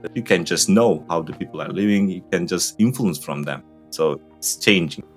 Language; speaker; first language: English; non-native, fluent; Turkish